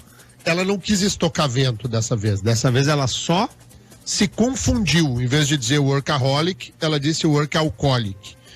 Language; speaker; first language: Portuguese; native; Portuguese